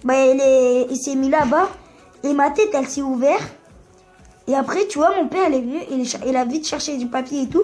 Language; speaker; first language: French; early bilingual, other home language; Turkish